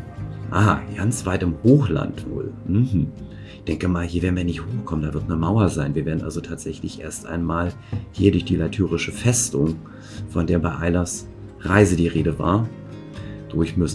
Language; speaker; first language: German; native; German